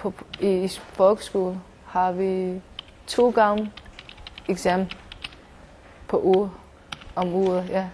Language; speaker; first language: Danish; non-native, learner; Chinese